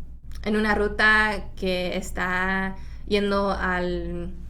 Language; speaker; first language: Spanish; early bilingual, heritage; Spanish